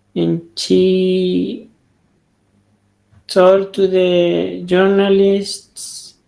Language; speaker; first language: English; non-native, learner; Spanish